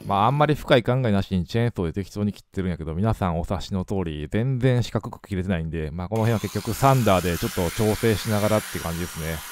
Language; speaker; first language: Japanese; native; Japanese